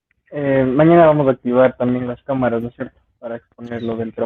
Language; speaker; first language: Spanish; native; Spanish